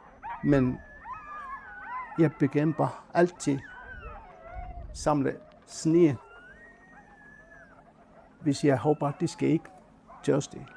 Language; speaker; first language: Danish; non-native, local second language; Kalaallisut